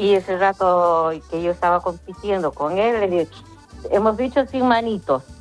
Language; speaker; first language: Spanish; native; Spanish